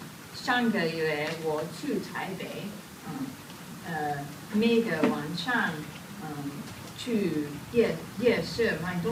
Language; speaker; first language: Chinese; non-native, learner; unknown